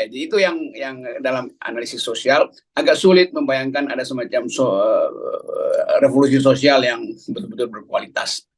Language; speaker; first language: Indonesian; native; Indonesian